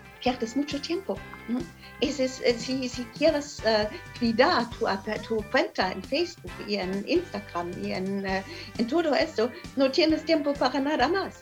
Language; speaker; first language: Spanish; non-native, learner; German